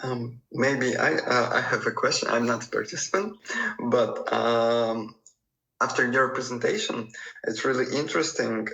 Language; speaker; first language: English; non-native, fluent; Russian